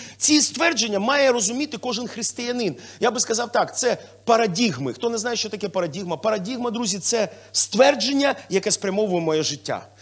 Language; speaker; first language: Ukrainian; non-native, local second language; Russian